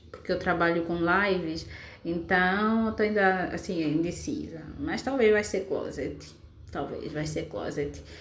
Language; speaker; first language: Portuguese; native; Portuguese